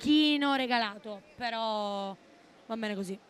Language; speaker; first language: Italian; native; Italian